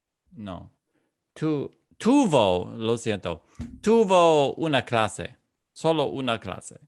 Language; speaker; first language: Spanish; non-native, fluent; English